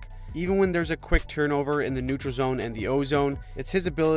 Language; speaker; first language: English; native; English